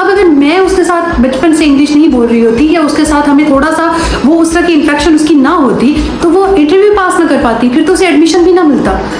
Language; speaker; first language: Urdu; native; Urdu